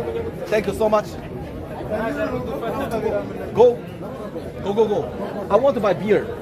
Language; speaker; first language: English; non-native, learner; Korean